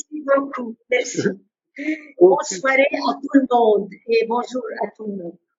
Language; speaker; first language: French; non-native, local second language; Arabic